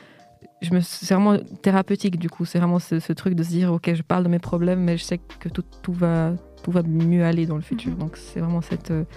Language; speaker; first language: French; early bilingual, other home language; Portuguese